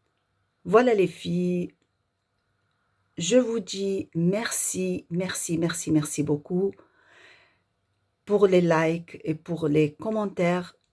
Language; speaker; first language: French; non-native, local second language; Arabic